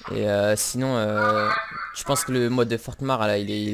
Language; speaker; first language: French; native; French